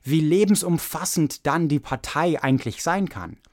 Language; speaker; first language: German; non-native, fluent; English